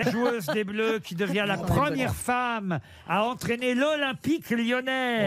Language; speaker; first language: French; native; French